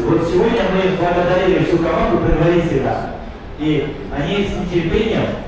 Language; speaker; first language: Russian; native; Russian